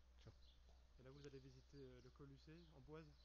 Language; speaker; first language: French; native; French